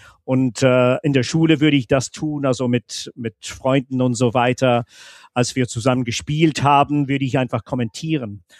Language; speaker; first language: German; non-native, fluent; English